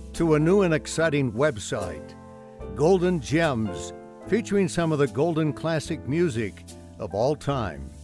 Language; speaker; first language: English; native; English